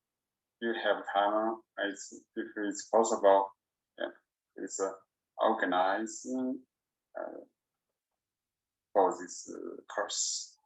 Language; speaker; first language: English; non-native, learner; Chinese